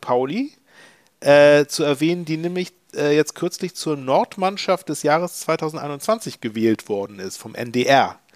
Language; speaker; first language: German; native; German